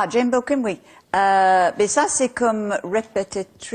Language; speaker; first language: French; non-native, fluent; English